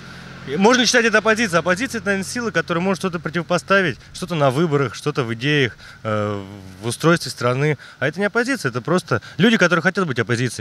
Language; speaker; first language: Russian; native; Russian